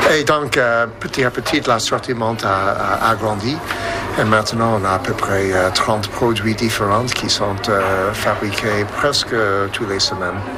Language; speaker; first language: French; non-native, fluent; English